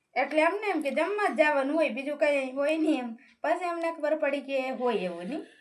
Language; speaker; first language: Gujarati; non-native, local second language; Bhili